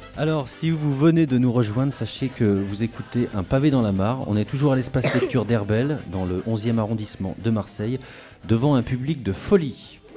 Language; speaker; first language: French; native; French